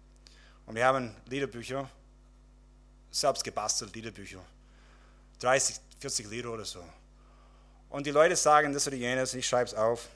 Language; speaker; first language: German; non-native, fluent; English